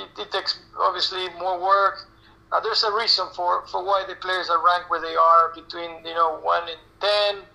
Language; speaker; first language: English; non-native, fluent; Spanish